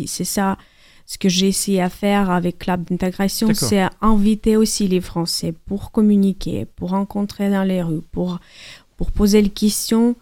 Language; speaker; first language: French; non-native, learner; Ukrainian